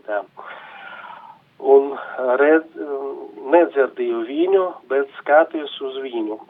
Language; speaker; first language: Latvian; non-native, local second language; Russian